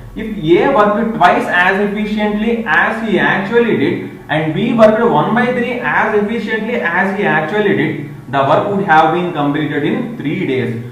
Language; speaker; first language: English; non-native, local second language; Telugu